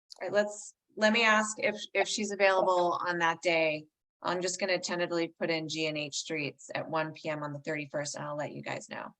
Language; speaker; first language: English; native; English